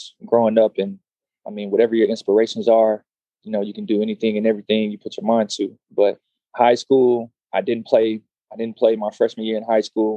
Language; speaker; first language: English; native; English